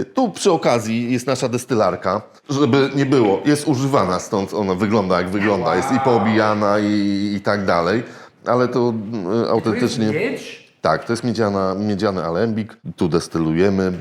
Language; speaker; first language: Polish; native; Polish